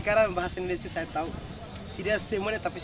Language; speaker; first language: Indonesian; non-native, fluent; Tetum